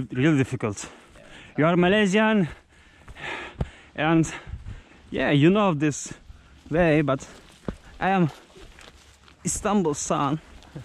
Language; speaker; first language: English; non-native, learner; Turkish